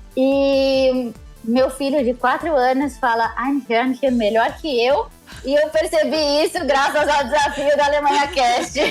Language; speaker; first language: Portuguese; native; Portuguese